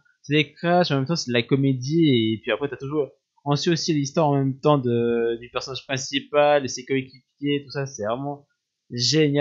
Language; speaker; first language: French; native; French